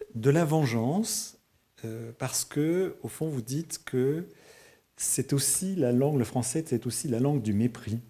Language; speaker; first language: French; native; French